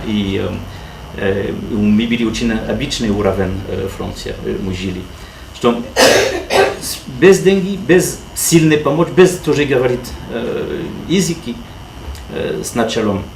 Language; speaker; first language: Russian; non-native, learner; French